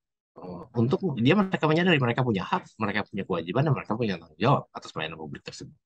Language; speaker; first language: Indonesian; native; Indonesian